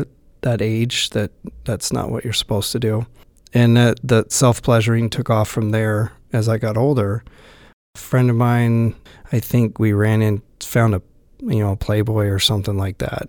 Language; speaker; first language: English; native; English